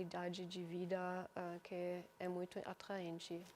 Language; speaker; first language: Portuguese; non-native, fluent; German